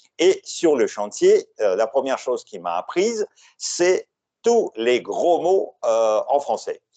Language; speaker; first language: French; non-native, fluent; Russian